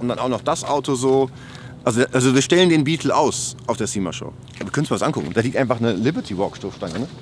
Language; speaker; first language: German; native; German